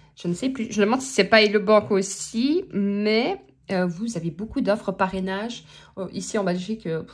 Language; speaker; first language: French; native; French